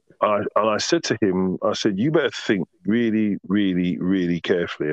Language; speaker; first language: English; native; English